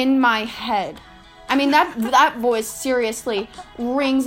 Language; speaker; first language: English; native; English